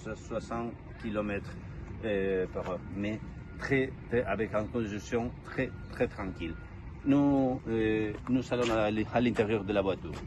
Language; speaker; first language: French; non-native, learner; Spanish